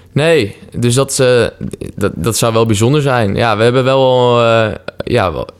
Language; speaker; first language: Dutch; native; Dutch